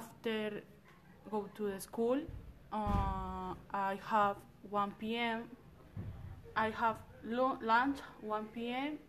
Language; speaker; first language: English; non-native, learner; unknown